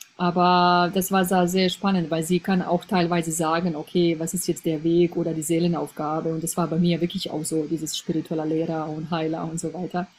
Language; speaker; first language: German; non-native, fluent; Bosnian